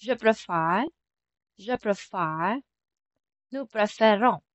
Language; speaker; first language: French; non-native, fluent; Filipino